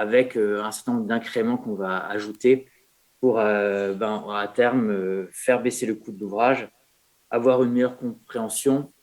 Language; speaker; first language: French; native; French